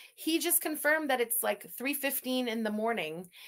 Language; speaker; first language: English; early bilingual, other home language; French